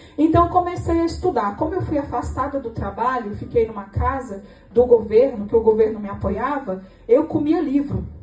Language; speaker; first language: Portuguese; native; Portuguese